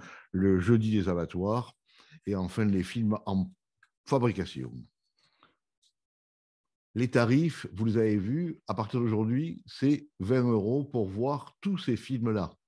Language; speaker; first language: French; native; French